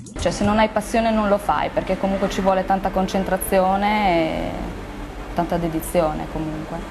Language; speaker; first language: Italian; non-native, fluent; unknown